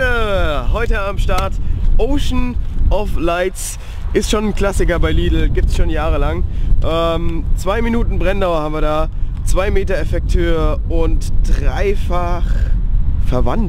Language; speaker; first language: German; native; German